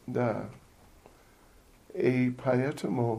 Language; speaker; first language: Russian; non-native, learner; English